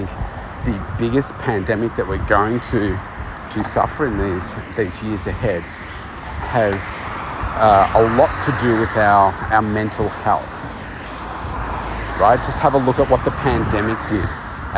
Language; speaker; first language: English; native; English